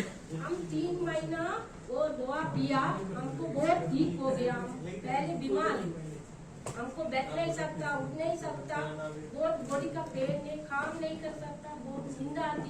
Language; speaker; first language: Hindi; non-native, learner; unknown